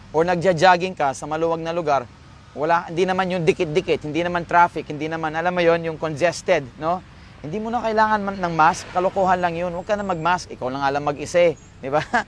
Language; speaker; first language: Filipino; non-native, local second language; Pampanga